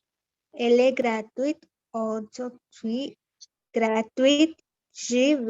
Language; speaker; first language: French; non-native, learner; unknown